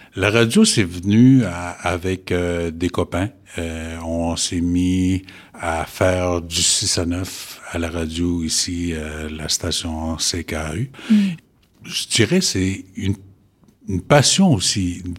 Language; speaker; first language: French; non-native, local second language; Innu-aimun